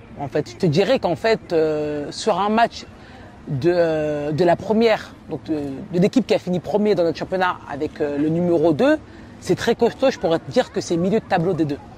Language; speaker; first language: French; native; French